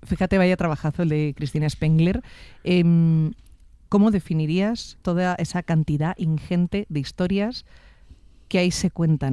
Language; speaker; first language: Spanish; native; Spanish